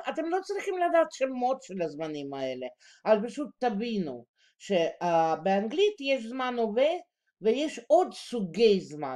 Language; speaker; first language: Hebrew; non-native, fluent; Russian